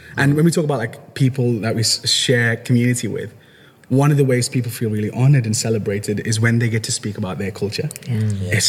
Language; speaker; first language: English; native; English